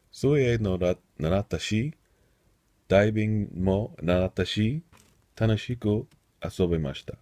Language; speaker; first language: Japanese; non-native, learner; English